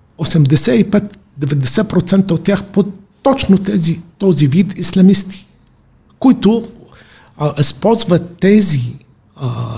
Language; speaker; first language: Bulgarian; non-native, fluent; Arabic